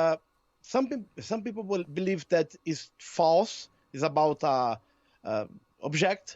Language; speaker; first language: English; non-native, learner; Portuguese